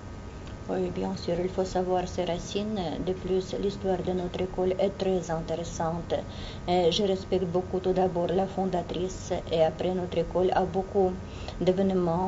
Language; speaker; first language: French; non-native, fluent; Russian